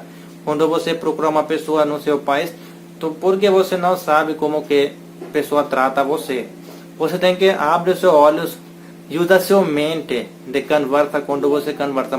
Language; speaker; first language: Portuguese; non-native, learner; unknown